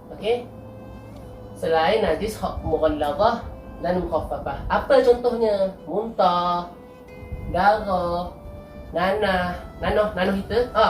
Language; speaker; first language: Malay; native; Malay